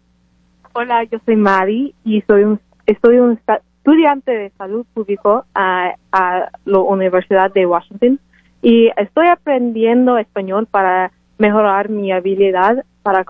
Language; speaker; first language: Spanish; non-native, learner; English